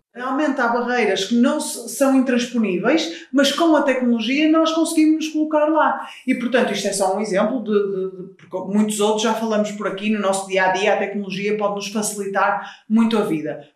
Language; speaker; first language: Portuguese; native; Portuguese